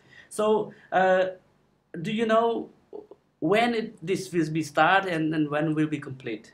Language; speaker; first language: English; non-native, fluent; Khmer